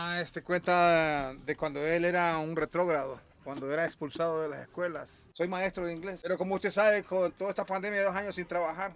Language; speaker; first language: Spanish; native; Spanish